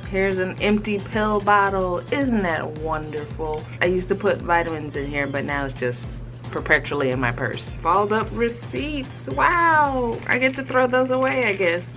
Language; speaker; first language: English; native; English